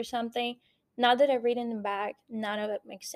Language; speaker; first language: English; non-native, fluent; Ukrainian